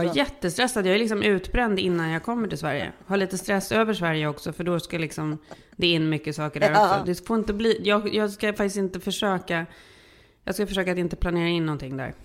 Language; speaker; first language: Swedish; native; Swedish